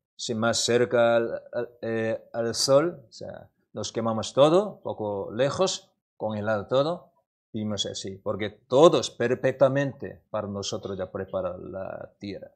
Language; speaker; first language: Spanish; non-native, learner; Korean